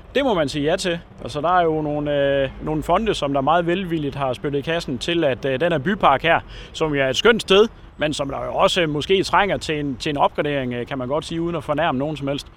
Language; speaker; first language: Danish; native; Danish